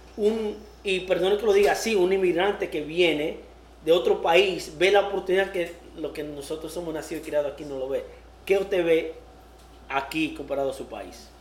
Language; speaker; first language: Spanish; early bilingual, heritage; Spanish